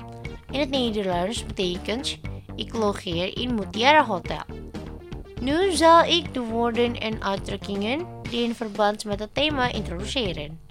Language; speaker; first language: Dutch; non-native, learner; Indonesian